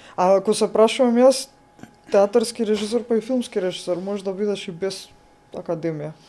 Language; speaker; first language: Macedonian; non-native, local second language; Turkish